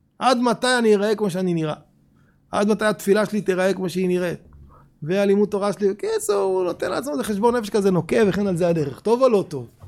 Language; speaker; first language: Hebrew; native; Hebrew